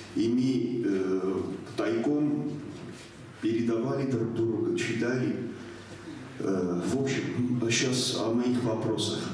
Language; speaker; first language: Russian; non-native, local second language; Armenian